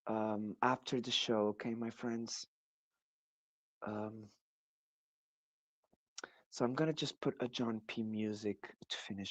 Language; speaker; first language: English; non-native, fluent; Portuguese